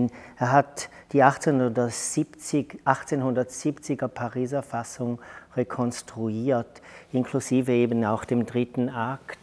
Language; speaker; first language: German; native; German